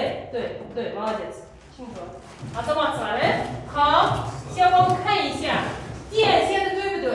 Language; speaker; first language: Chinese; non-native, fluent; Kyrgyz